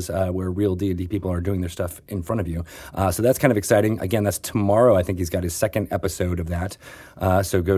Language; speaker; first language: English; native; English